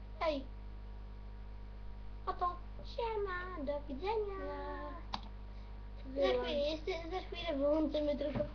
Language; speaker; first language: Polish; native; Polish